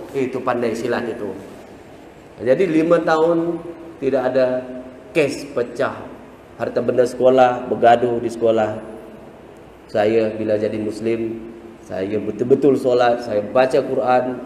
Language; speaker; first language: Malay; native; Malay